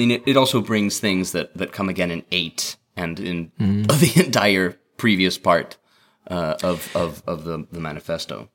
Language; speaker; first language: English; native; English